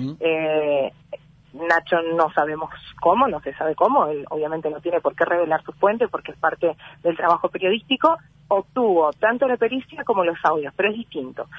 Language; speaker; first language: Spanish; native; Spanish